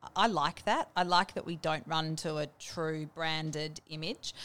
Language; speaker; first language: English; native; English